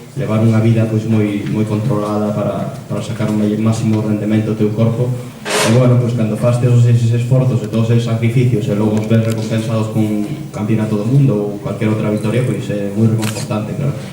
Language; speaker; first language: Galician; native; Galician